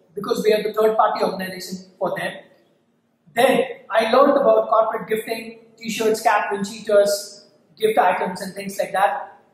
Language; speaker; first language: English; non-native, local second language; Kannada